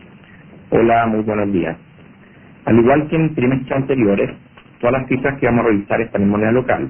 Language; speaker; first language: Spanish; native; Spanish